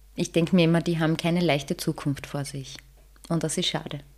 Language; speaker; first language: German; early bilingual, other home language; Bosnian